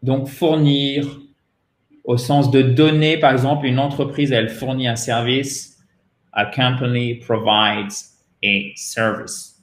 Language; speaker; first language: French; native; French